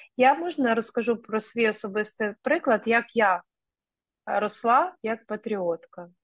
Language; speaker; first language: Ukrainian; non-native, local second language; Russian